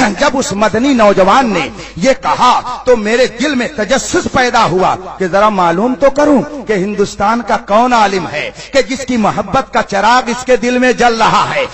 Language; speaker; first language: Urdu; native; Urdu